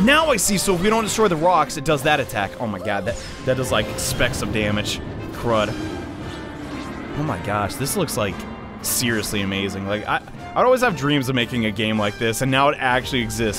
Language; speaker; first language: English; native; English